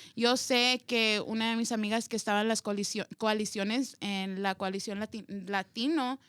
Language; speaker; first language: Spanish; early bilingual, heritage; Spanish